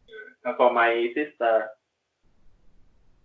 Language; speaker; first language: English; non-native, learner; Vietnamese